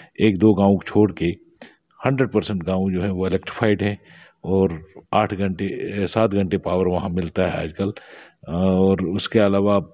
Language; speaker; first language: Hindi; non-native, local second language; Shina